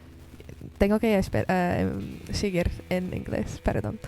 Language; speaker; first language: Spanish; non-native, learner; English